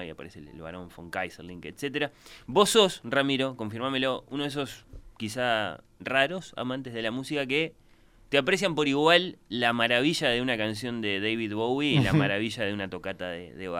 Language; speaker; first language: Spanish; native; Spanish